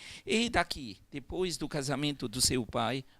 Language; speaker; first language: Portuguese; non-native, fluent; Arabic